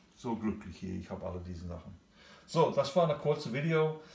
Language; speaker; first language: German; non-native, learner; English